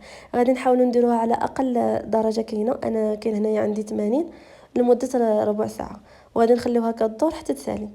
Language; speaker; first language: Arabic; native; Arabic